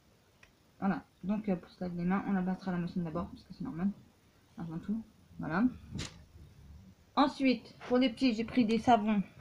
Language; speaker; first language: French; native; French